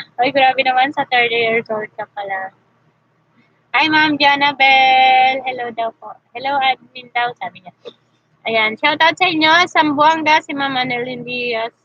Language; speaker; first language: Filipino; non-native, local second language; Masbatenyo